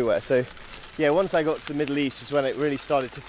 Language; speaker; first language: English; native; English